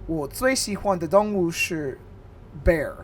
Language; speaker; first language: Chinese; non-native, learner; English